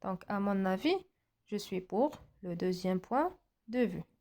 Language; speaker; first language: French; non-native, local second language; Arabic